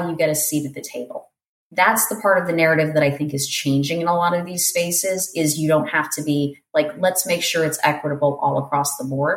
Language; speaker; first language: English; native; English